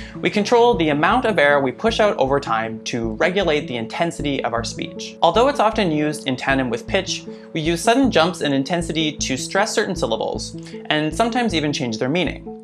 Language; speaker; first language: English; native; English